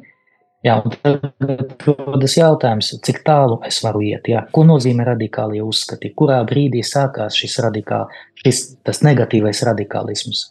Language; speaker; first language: Latvian; non-native, local second language; Russian